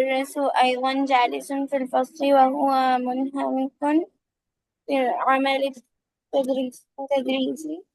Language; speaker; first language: Arabic; non-native, learner; Urdu